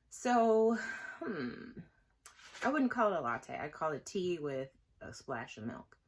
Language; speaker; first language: English; native; English